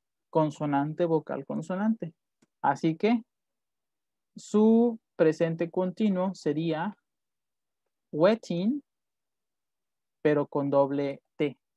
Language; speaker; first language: Spanish; native; Spanish